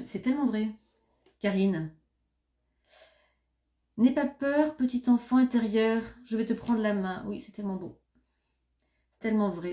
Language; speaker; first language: French; native; French